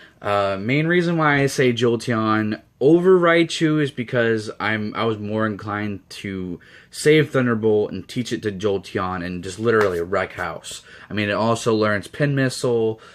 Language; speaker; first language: English; native; English